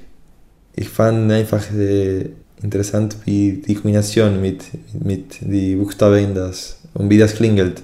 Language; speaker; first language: German; non-native, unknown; Spanish